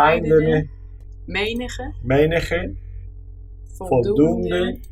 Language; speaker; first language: Dutch; non-native, learner; Spanish